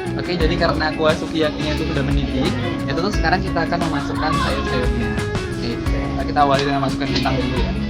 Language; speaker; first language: Indonesian; native; Indonesian